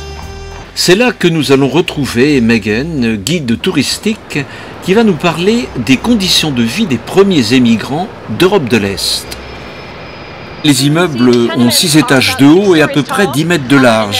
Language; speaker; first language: French; non-native, fluent; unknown